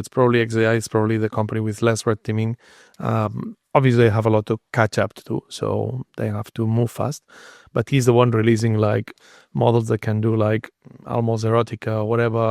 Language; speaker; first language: English; non-native, fluent; Spanish